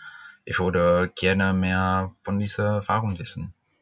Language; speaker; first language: German; non-native, fluent; Spanish